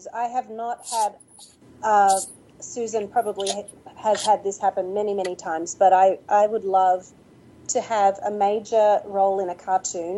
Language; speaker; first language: English; native; English